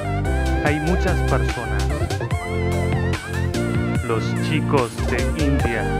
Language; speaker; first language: Spanish; non-native, fluent; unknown